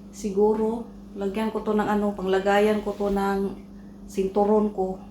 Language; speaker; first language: Filipino; non-native, local second language; Cebuano